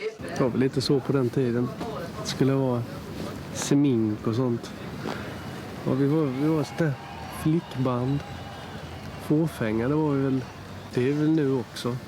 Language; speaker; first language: Swedish; native; Swedish